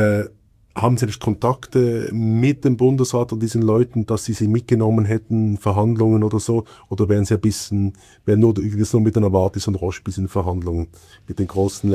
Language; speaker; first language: German; native; German